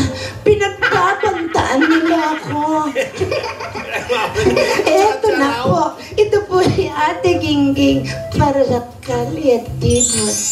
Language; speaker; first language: Filipino; native; Filipino